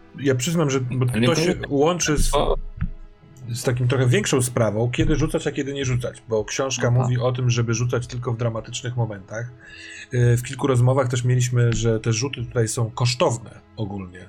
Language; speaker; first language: Polish; native; Polish